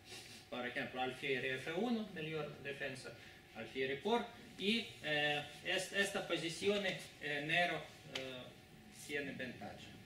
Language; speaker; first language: Italian; non-native, learner; Spanish